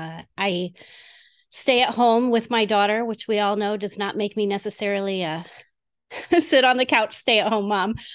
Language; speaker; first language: English; native; English